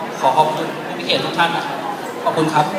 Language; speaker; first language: Thai; native; Thai